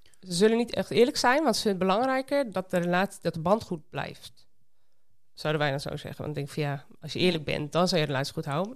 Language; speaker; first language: Dutch; native; Dutch